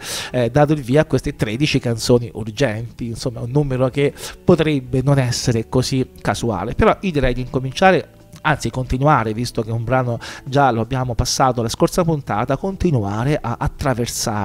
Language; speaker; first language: Italian; native; Italian